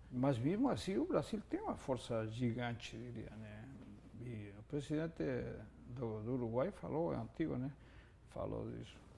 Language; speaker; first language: Portuguese; non-native, fluent; Spanish